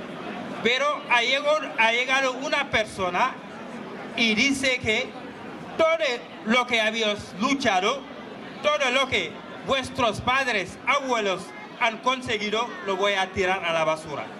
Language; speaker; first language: Spanish; non-native, fluent; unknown